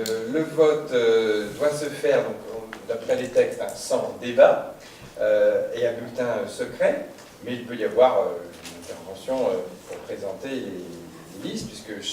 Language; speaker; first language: French; native; French